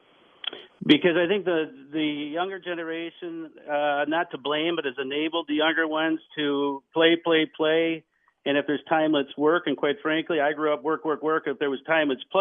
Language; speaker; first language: English; native; English